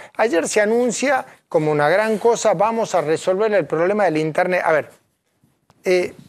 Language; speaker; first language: Spanish; native; Spanish